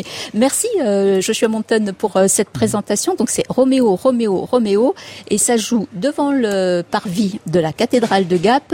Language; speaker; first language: French; native; French